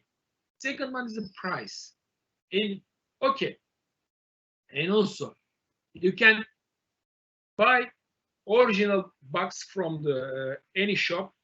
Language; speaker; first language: English; non-native, learner; Turkish